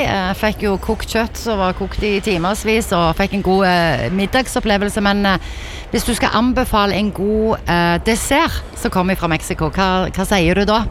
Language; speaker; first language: Norwegian; native; Norwegian